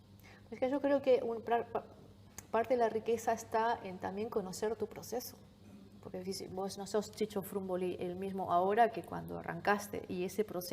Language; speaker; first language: Spanish; native; Spanish